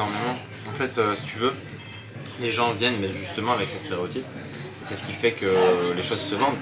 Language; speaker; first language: French; native; French